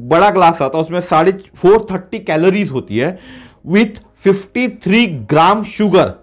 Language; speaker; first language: Hindi; non-native, local second language; Marathi